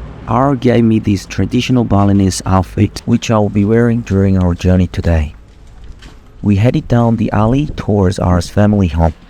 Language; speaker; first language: English; non-native, fluent; Korean